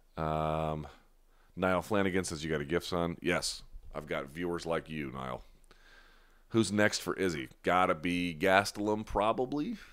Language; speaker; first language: English; native; English